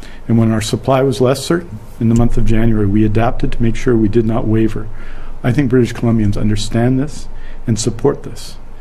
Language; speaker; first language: English; native; English